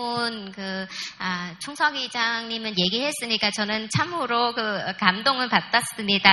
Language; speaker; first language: Korean; non-native, fluent; Vietnamese